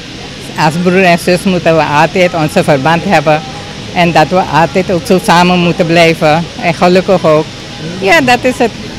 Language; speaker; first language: Dutch; non-native, local second language; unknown